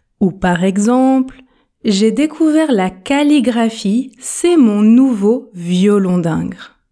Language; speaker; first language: French; native; French